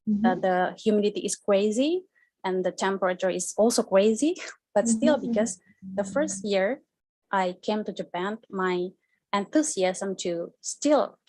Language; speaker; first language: English; non-native, fluent; Indonesian